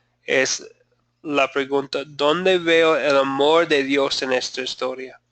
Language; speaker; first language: Spanish; non-native, fluent; English